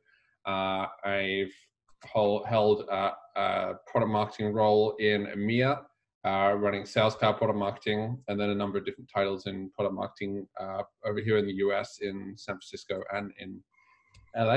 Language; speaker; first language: English; native; English